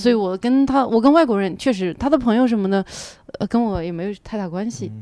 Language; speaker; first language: Chinese; native; Chinese